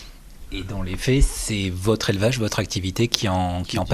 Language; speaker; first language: French; native; French